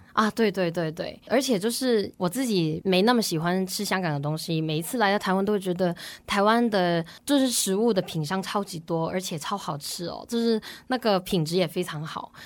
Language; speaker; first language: Chinese; non-native, local second language; Cantonese